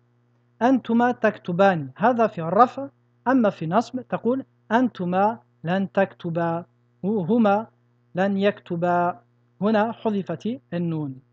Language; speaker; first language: Arabic; non-native, fluent; French